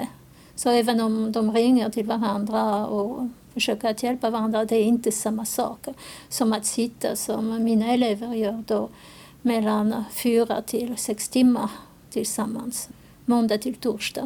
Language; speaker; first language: Swedish; non-native, fluent; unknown